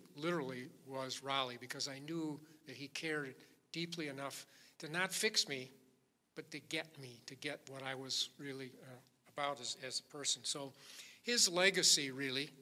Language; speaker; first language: English; native; English